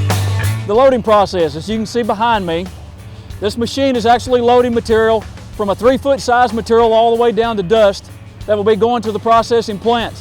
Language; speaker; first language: English; native; English